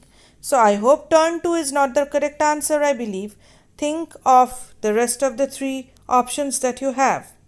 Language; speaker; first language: English; non-native, local second language; Hindi